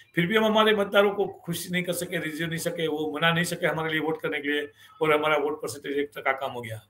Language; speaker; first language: Hindi; non-native, local second language; Gujarati